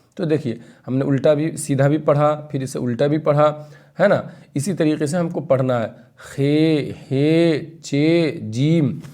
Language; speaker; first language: Hindi; native; Hindi